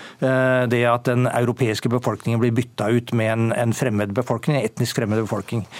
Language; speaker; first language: Norwegian; native; Norwegian